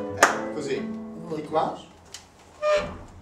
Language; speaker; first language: Italian; non-native, learner; German